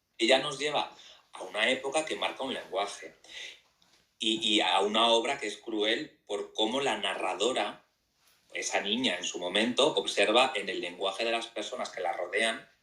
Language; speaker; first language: Spanish; native; Spanish